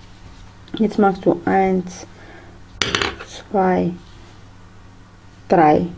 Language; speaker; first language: German; non-native, fluent; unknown